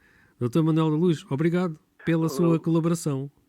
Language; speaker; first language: Portuguese; native; Portuguese